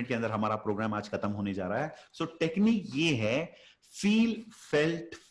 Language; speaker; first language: Hindi; native; Hindi